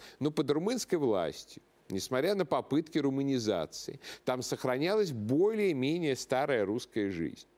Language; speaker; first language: Russian; native; Russian